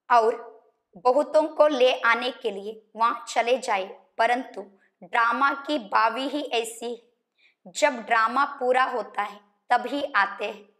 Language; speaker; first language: Hindi; non-native, local second language; Kannada